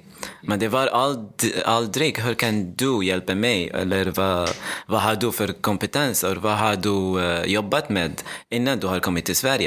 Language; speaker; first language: Swedish; non-native, fluent; Arabic